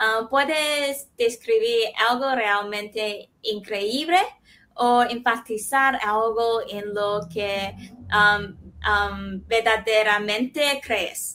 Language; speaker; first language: Spanish; non-native, fluent; Chinese